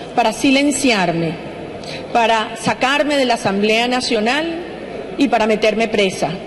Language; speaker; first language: Spanish; native; Spanish